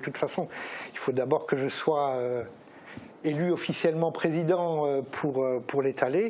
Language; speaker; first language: French; native; French